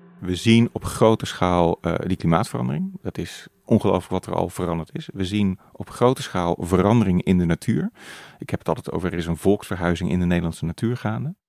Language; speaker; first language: Dutch; native; Dutch